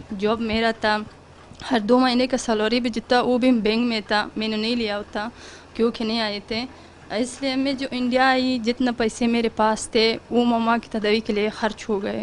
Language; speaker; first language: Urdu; non-native, learner; Pashto